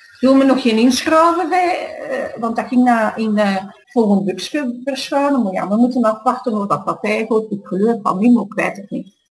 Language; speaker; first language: Dutch; native; Dutch